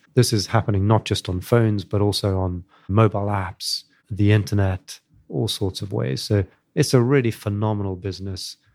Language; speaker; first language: English; native; English